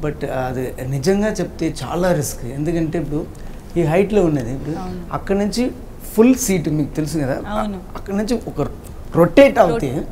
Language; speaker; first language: Telugu; non-native, learner; Tamil